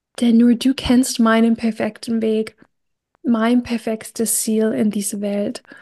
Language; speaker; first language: German; non-native, fluent; English